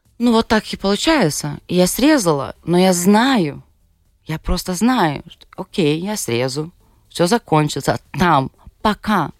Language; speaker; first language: Russian; non-native, fluent; Lithuanian